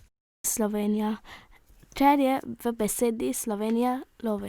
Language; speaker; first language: Slovenian; early bilingual, other home language; Arabic